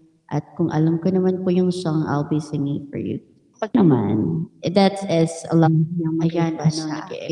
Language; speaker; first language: English; non-native, local second language; Filipino